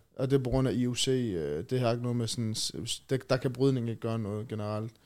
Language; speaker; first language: Danish; early bilingual, other home language; Chechen